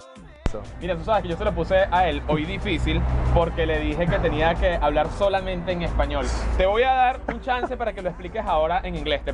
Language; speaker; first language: Spanish; native; Spanish